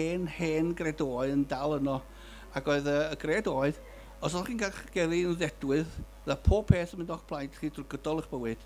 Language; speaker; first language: Welsh; native; Welsh